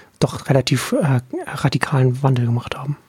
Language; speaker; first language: German; native; German